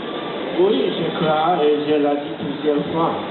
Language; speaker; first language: French; non-native, fluent; Romanian